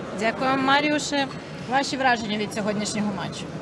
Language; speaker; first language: Ukrainian; native; Ukrainian